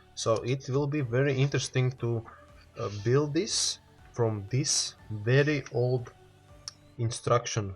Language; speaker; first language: English; non-native, learner; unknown